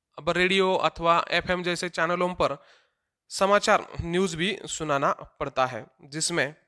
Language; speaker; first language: Hindi; non-native, local second language; Marathi